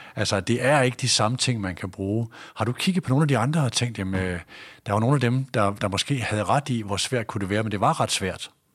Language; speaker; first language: Danish; native; Danish